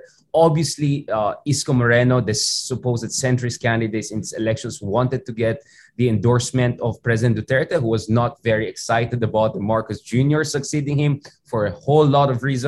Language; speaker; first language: English; non-native, local second language; Filipino